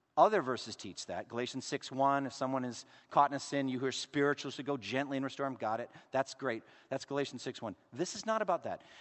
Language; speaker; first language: English; native; English